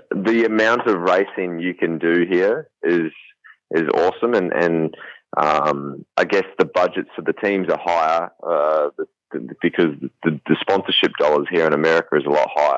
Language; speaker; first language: English; native; English